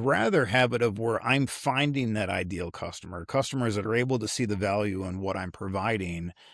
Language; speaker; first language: English; native; English